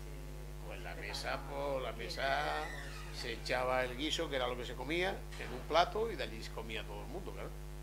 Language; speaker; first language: Spanish; native; Spanish